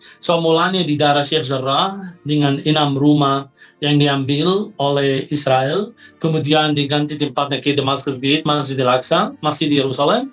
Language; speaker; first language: Indonesian; non-native, fluent; Arabic